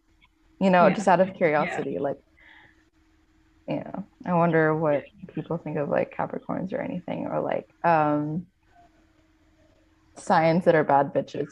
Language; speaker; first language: English; non-native, local second language; Filipino